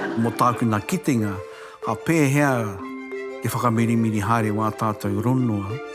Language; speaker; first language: Māori; native; Māori